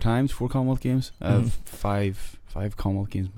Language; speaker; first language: English; native; English